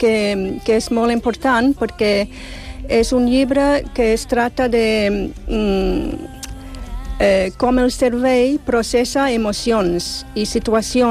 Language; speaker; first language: Catalan; non-native, fluent; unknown